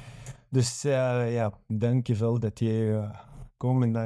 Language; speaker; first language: Dutch; non-native, learner; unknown